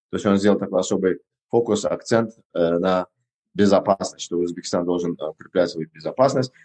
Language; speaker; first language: Russian; non-native, local second language; Uzbek